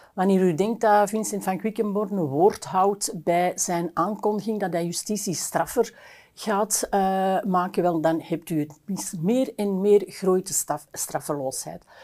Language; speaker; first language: Dutch; native; Dutch